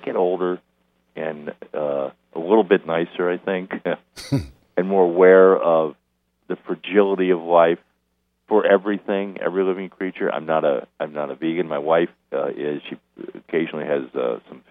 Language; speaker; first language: English; native; English